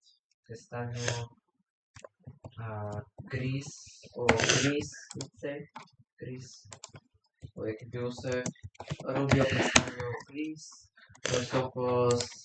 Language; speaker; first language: Spanish; non-native, learner; English